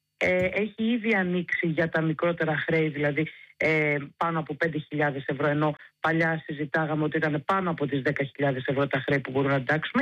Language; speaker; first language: Greek; native; Greek